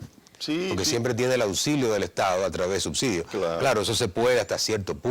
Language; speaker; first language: Spanish; native; Spanish